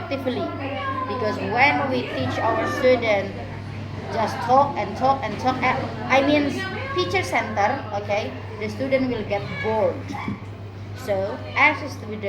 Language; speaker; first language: English; non-native, fluent; Indonesian